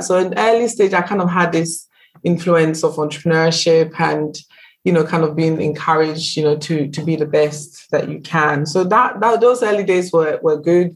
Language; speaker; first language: English; native; English